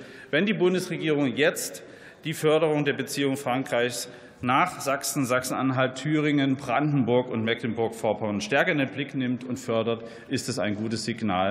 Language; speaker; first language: German; native; German